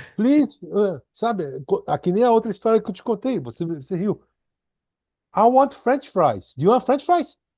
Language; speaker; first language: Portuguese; early bilingual, other home language; Korean